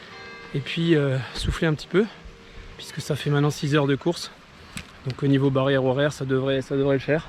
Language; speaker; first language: French; native; French